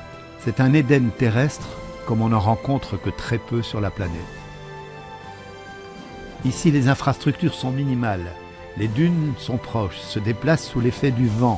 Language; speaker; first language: French; native; French